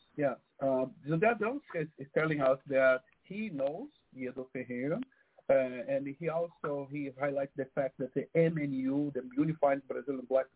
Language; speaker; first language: English; non-native, fluent; Portuguese